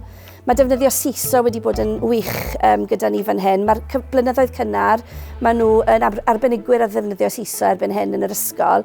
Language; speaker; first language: Welsh; native; Welsh